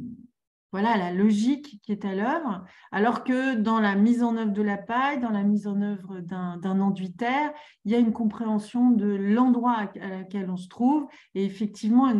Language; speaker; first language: French; native; French